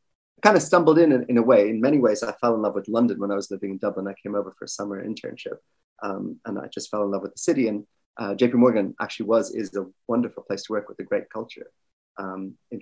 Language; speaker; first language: English; native; English